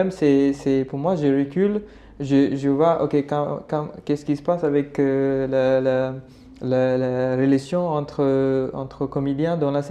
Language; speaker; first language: French; non-native, learner; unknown